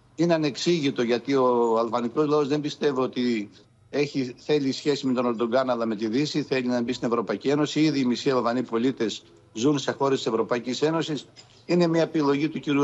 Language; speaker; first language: Greek; native; Greek